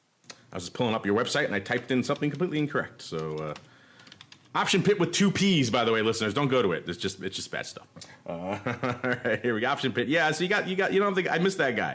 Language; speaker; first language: English; native; English